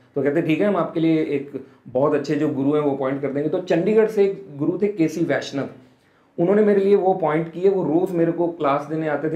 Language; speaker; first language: Hindi; native; Hindi